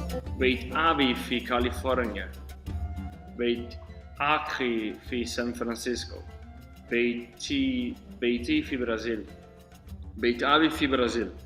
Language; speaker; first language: Arabic; non-native, learner; Portuguese